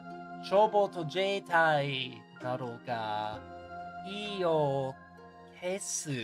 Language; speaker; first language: Japanese; non-native, learner; English